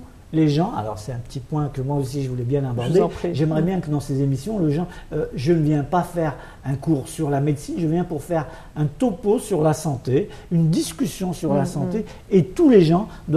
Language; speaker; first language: French; non-native, local second language; Arabic